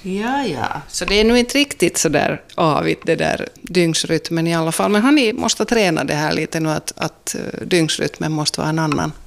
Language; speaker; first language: Swedish; native; Swedish